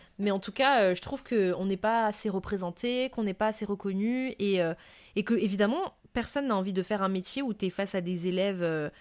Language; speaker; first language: French; non-native, local second language; Malagasy